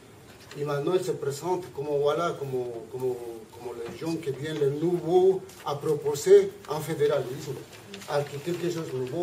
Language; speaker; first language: French; non-native, learner; Spanish